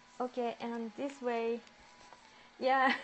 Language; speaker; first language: English; non-native, learner; Japanese